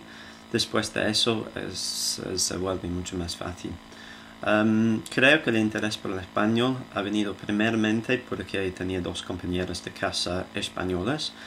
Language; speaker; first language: Spanish; non-native, fluent; English